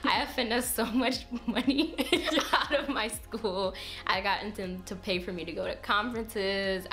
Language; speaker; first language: English; native; English